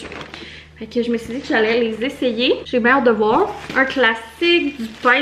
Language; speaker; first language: French; native; French